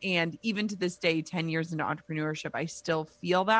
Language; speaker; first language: English; native; English